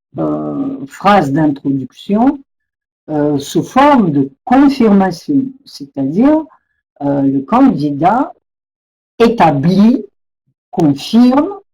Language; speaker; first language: French; non-native, fluent; Russian